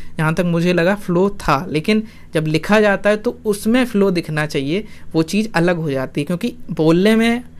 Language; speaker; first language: Hindi; native; Hindi